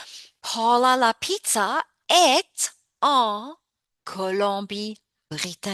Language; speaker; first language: French; non-native, fluent; English